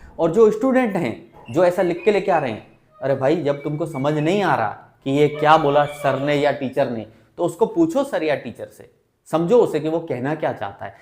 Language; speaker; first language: Hindi; native; Hindi